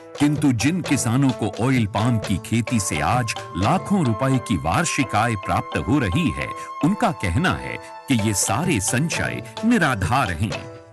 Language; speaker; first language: Hindi; native; Hindi